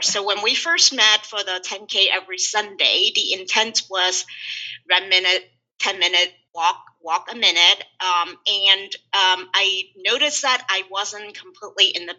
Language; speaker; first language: English; non-native, local second language; Cantonese